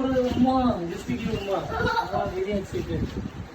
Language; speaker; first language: English; non-native, learner; Malayalam